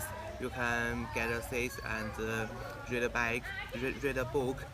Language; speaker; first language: English; non-native, learner; Chinese